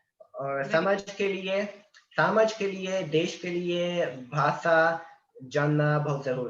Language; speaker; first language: Hindi; non-native, learner; Italian